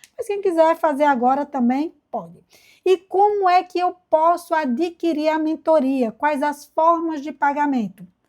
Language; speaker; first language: Portuguese; native; Portuguese